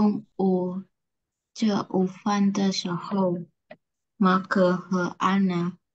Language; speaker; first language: Chinese; non-native, learner; Indonesian